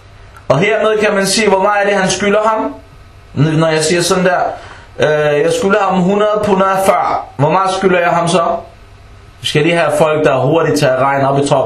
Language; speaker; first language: Danish; early bilingual, other home language; Arabic